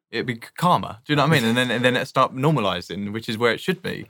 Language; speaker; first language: English; native; English